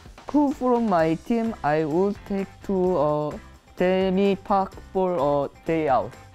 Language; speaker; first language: English; non-native, learner; Korean